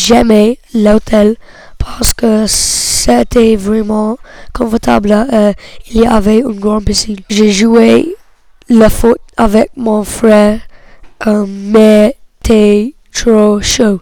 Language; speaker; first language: French; non-native, learner; English